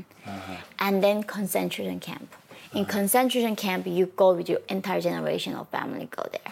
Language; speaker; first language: English; non-native, fluent; Korean